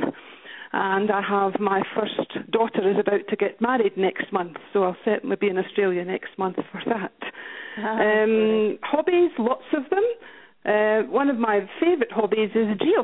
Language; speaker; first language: English; native; English